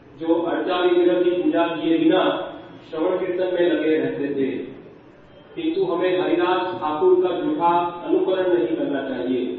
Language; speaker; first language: Hindi; native; Hindi